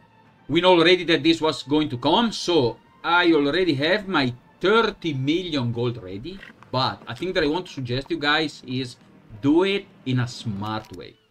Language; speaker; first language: English; non-native, fluent; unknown